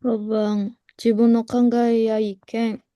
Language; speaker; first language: Japanese; non-native, learner; Indonesian